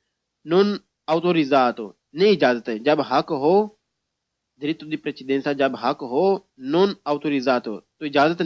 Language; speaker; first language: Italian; non-native, learner; Urdu